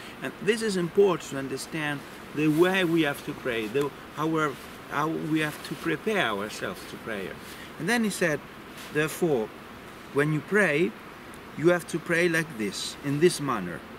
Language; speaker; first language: English; non-native, fluent; Italian